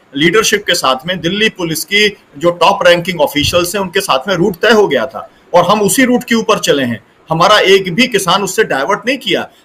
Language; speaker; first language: Hindi; native; Hindi